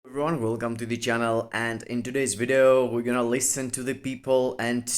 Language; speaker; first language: English; non-native, fluent; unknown